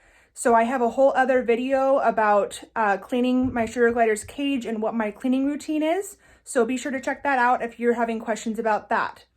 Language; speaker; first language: English; native; English